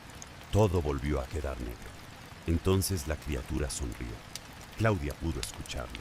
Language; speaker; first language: Spanish; native; Spanish